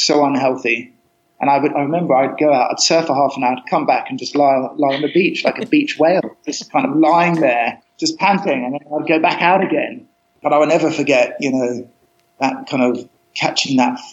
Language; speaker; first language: English; native; English